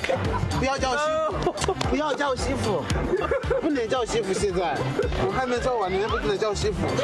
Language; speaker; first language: Chinese; non-native, learner; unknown